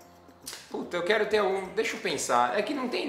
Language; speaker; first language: Portuguese; native; Portuguese